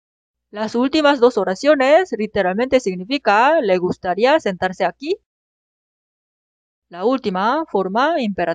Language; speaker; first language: Spanish; non-native, fluent; Korean